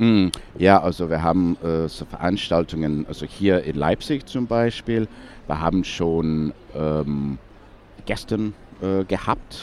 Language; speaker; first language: German; non-native, fluent; English